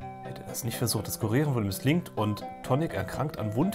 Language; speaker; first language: German; native; German